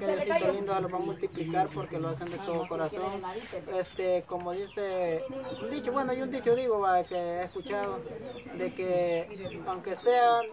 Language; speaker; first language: Spanish; native; Spanish